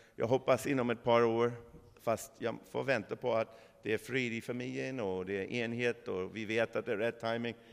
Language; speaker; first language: Swedish; non-native, fluent; English